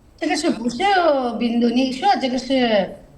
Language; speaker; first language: Chinese; non-native, fluent; Telugu